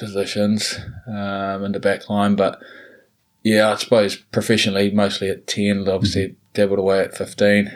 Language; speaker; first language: English; native; English